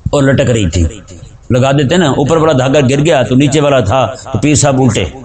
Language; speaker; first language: Urdu; non-native, local second language; Punjabi